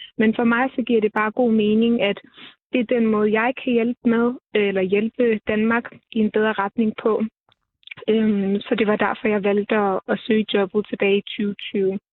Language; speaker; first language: Danish; early bilingual, other home language; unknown